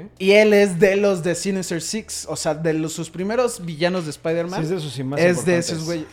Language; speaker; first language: Spanish; native; Spanish